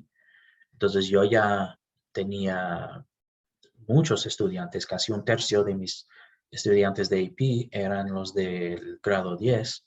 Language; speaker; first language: Spanish; non-native, fluent; English